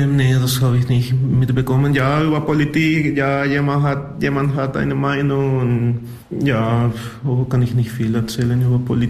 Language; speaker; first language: German; non-native, learner; Spanish